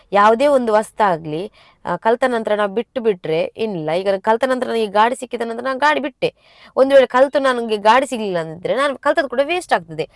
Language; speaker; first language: Kannada; non-native, local second language; Tulu